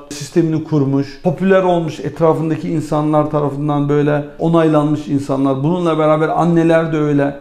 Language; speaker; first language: Turkish; early bilingual, heritage; Turkish